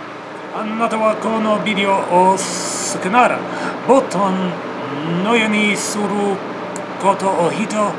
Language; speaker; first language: Japanese; non-native, learner; English